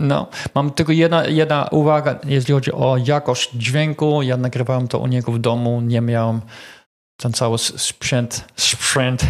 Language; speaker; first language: Polish; non-native, learner; Dutch